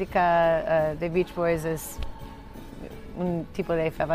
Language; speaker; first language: Spanish; non-native, learner; English